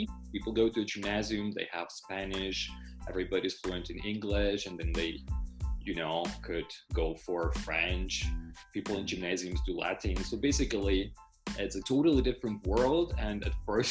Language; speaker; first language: English; non-native, fluent; Russian